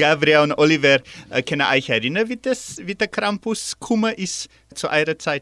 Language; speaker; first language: German; early bilingual, heritage; German